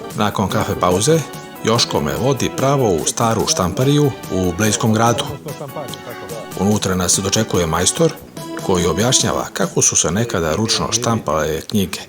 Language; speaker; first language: Serbian; native; Serbian